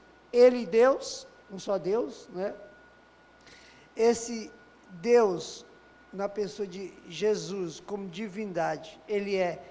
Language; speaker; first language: Portuguese; native; Portuguese